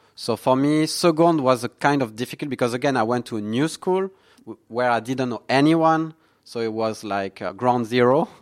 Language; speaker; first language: English; non-native, fluent; French